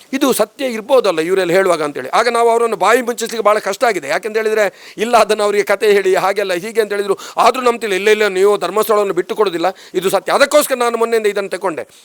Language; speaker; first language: Kannada; native; Kannada